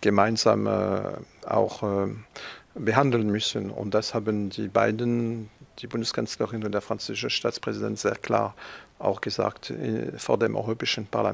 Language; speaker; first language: German; non-native, fluent; French